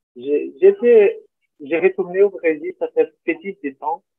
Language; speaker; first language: French; non-native, learner; Portuguese